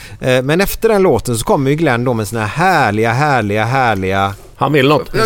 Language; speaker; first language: Swedish; native; Swedish